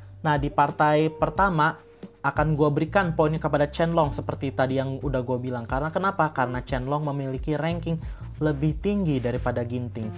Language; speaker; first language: Indonesian; native; Indonesian